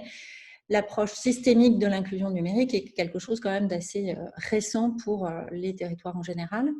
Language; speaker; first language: French; native; French